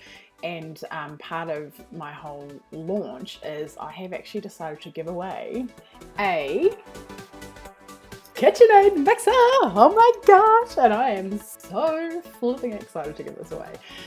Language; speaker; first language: English; native; English